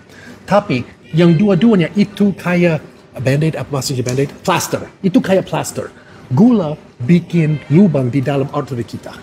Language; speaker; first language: Indonesian; non-native, fluent; English